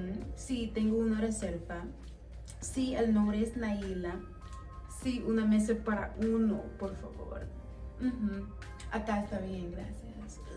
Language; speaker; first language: Spanish; non-native, learner; English